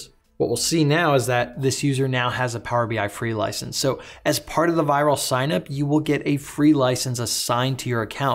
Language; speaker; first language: English; native; English